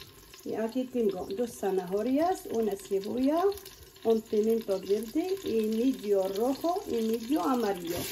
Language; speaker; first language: Spanish; non-native, fluent; Arabic